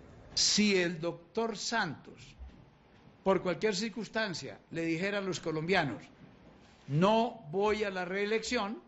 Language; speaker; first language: Spanish; native; Spanish